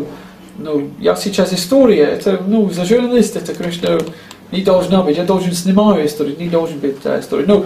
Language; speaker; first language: Russian; non-native, learner; English